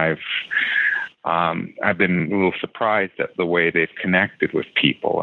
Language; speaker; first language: English; native; English